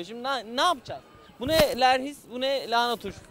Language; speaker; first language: Turkish; native; Turkish